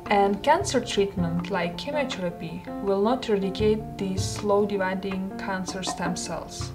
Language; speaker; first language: English; non-native, fluent; Russian